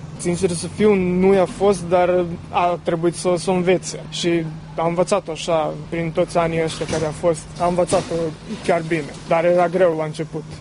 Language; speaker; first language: Romanian; early bilingual, heritage; Romanian